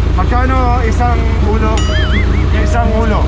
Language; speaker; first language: Filipino; non-native, learner; Arabic